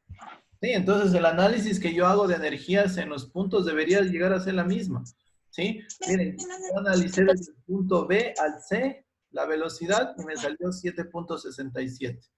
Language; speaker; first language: Spanish; native; Spanish